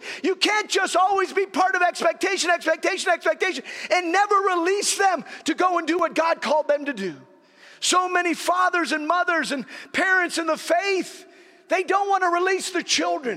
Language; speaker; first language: English; native; English